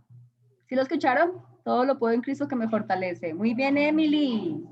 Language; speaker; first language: Spanish; native; Spanish